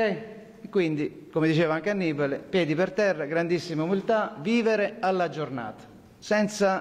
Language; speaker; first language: Italian; native; Italian